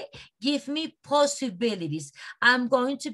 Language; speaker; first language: English; non-native, learner; Spanish